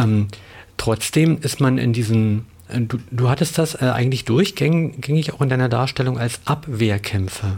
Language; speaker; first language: German; native; German